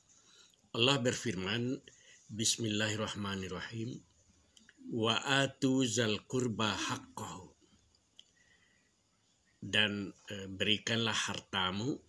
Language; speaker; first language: Indonesian; non-native, local second language; Minangkabau